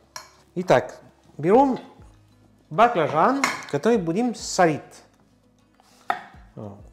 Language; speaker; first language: Russian; non-native, learner; French